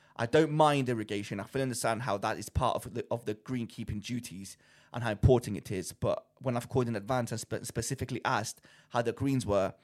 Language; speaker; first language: English; non-native, fluent; Greek